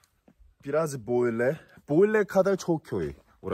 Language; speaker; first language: Turkish; non-native, learner; Korean